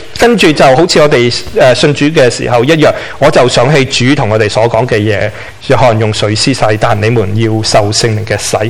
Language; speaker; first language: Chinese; non-native, local second language; Cantonese